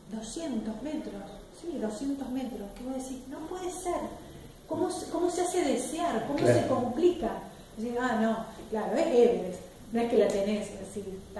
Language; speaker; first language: Spanish; native; Spanish